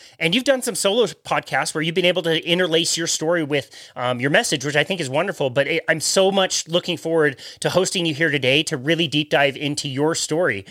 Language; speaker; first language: English; native; English